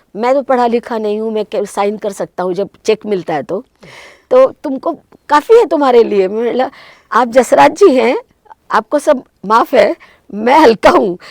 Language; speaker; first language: Hindi; non-native, local second language; Marathi